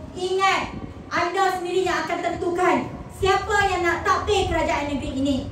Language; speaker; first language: Malay; native; Malay